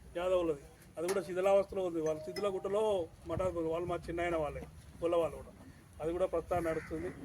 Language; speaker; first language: Telugu; native; Telugu